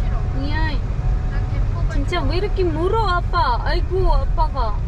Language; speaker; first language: Korean; non-native, learner; Filipino